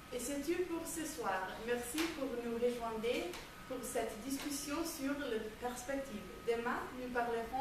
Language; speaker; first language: French; non-native, learner; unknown